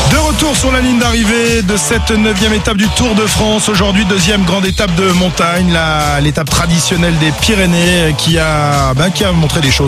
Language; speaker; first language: French; native; French